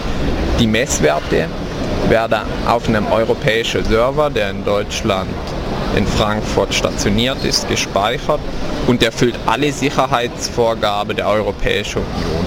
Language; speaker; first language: German; native; German